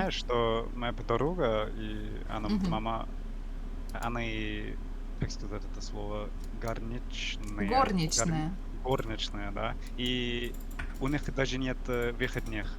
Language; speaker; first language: Russian; non-native, learner; English